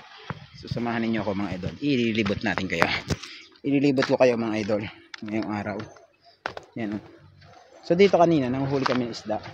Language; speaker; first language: Filipino; non-native, local second language; Cebuano